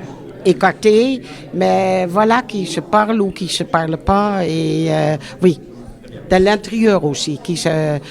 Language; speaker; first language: French; non-native, fluent; Dutch